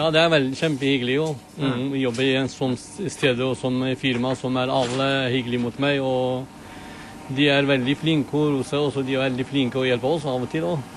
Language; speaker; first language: Norwegian; non-native, learner; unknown